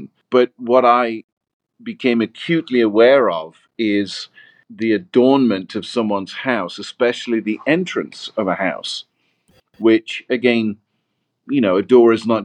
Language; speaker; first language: English; native; English